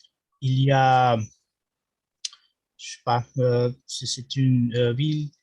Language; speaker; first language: French; non-native, learner; Spanish